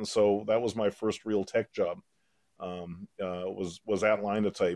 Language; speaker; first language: English; native; English